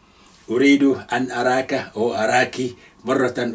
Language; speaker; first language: Arabic; non-native, fluent; Yoruba